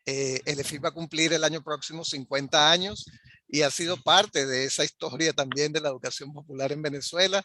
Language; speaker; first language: Spanish; native; Spanish